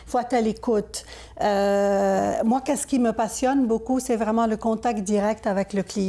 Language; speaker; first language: French; native; French